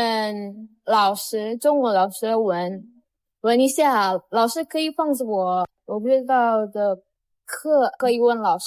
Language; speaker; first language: Chinese; non-native, learner; Indonesian